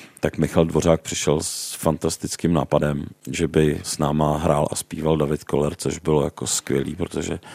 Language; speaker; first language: Czech; native; Czech